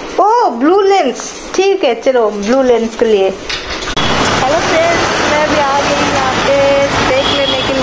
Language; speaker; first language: Hindi; native; Hindi